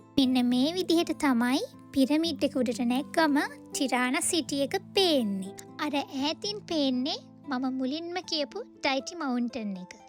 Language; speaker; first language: Sinhala; native; Sinhala